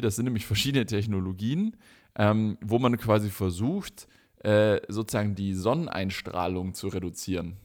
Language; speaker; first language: German; native; German